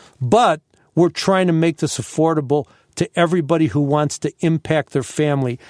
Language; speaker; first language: English; native; English